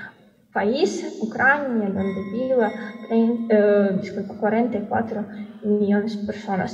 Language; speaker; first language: Spanish; non-native, fluent; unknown